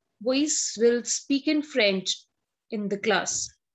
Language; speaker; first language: English; non-native, local second language; Hindi